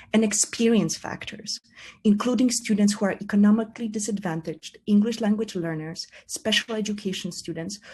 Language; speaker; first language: English; non-native, fluent; Polish